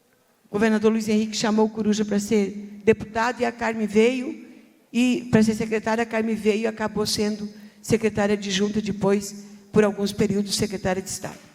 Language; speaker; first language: Portuguese; native; Portuguese